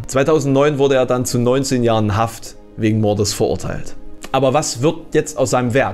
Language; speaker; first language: German; native; German